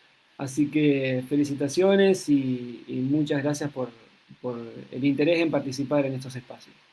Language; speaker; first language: Spanish; native; Spanish